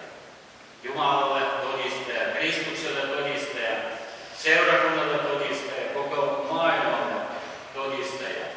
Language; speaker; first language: Finnish; early bilingual, heritage; Finnish